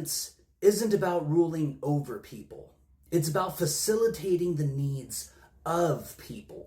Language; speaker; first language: English; native; English